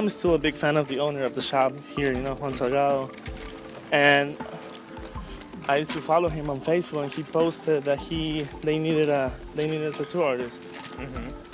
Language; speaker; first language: English; non-native, fluent; Spanish